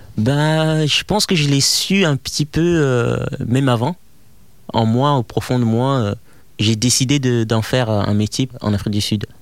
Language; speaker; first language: French; non-native, fluent; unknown